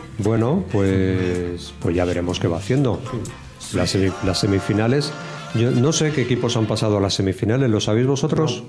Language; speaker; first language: Spanish; native; Spanish